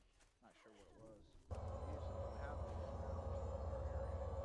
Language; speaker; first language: English; native; English